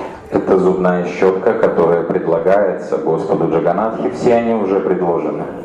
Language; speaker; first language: Russian; native; Russian